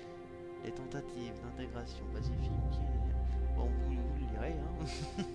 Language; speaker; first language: French; native; French